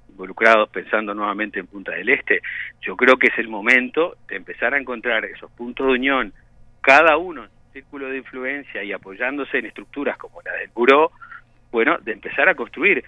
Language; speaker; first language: Spanish; native; Spanish